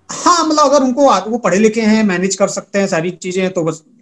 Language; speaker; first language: Hindi; native; Hindi